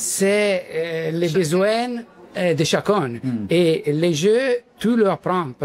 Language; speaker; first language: French; non-native, learner; Italian